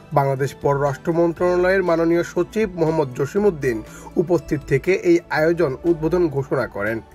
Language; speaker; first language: Bangla; native; Bangla